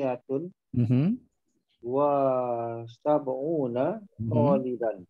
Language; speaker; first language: Arabic; non-native, learner; Malay